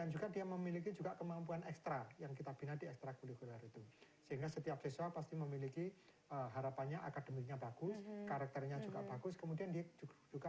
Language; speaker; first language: Indonesian; native; Indonesian